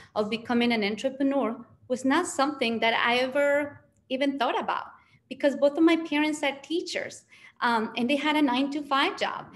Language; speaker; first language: English; early bilingual, other home language; Spanish